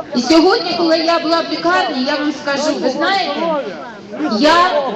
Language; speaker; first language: Ukrainian; non-native, local second language; Russian